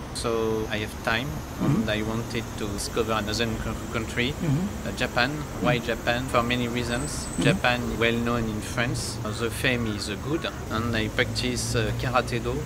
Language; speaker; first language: English; non-native, learner; French